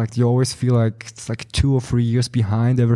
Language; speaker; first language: English; non-native, fluent; German